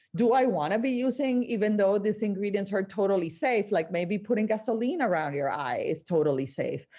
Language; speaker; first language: English; non-native, fluent; Spanish